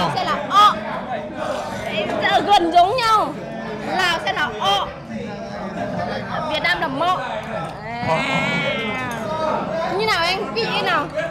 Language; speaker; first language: Vietnamese; non-native, fluent; Lao